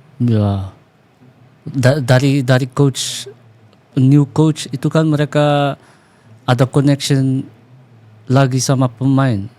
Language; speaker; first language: Indonesian; early bilingual, heritage; Dutch